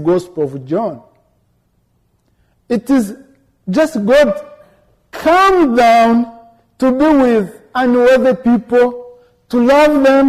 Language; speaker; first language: English; non-native, local second language; Kinyarwanda